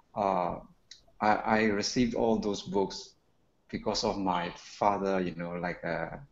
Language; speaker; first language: English; non-native, learner; Burmese